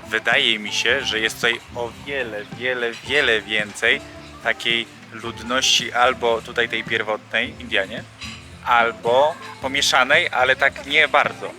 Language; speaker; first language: Polish; native; Polish